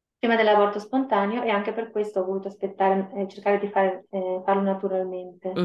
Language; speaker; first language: Italian; native; Italian